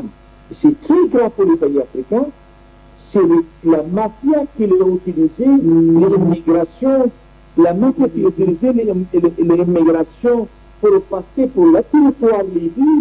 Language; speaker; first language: French; non-native, learner; Arabic